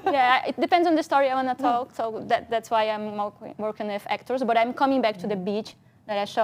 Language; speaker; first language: English; non-native, fluent; Portuguese